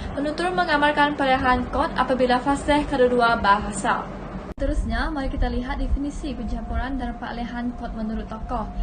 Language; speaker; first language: Malay; non-native, local second language; Iban